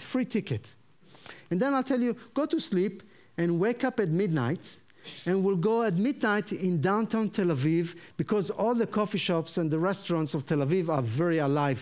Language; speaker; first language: English; non-native, fluent; Hebrew